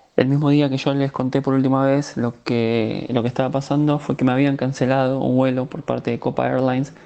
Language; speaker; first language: Spanish; native; Spanish